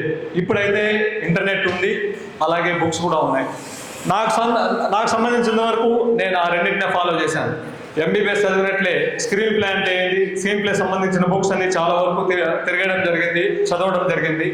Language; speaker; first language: Telugu; native; Telugu